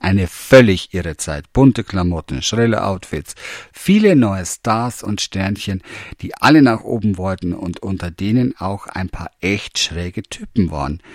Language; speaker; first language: German; native; German